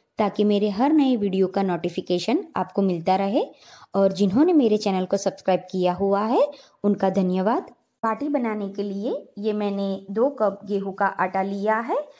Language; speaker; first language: Hindi; non-native, local second language; Gujarati